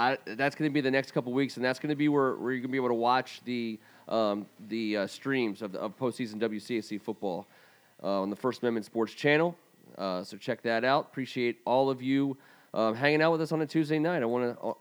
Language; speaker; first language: English; native; English